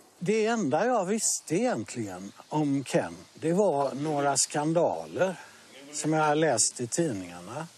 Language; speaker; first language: Swedish; native; Swedish